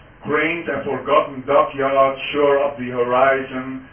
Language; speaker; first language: English; non-native, fluent; Dutch